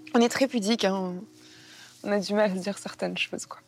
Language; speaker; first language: French; native; French